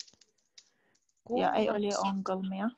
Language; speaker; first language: Finnish; non-native, learner; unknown